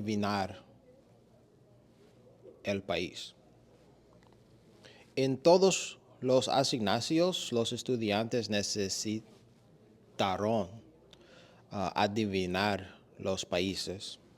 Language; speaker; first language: Spanish; non-native, learner; English